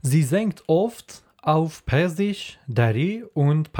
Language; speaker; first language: German; non-native, learner; Persian